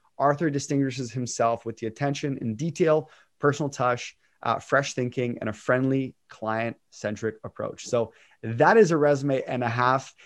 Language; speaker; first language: English; native; English